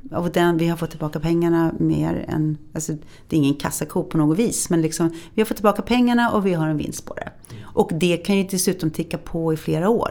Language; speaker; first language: Swedish; native; Swedish